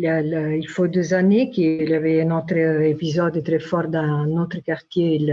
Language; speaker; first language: French; non-native, fluent; Italian